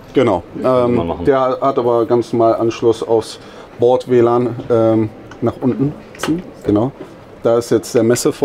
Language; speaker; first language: German; native; German